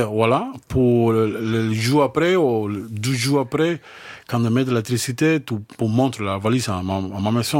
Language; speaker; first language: French; non-native, fluent; Spanish